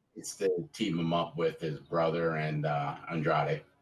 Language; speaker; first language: English; native; English